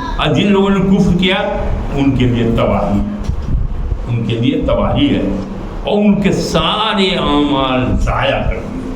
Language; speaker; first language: Urdu; native; Urdu